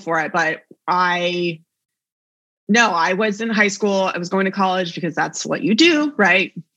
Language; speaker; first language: English; native; English